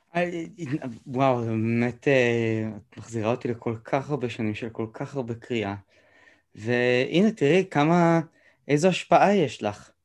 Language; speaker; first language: Hebrew; native; Hebrew